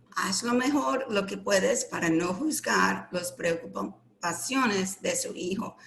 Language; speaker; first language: Spanish; non-native, learner; English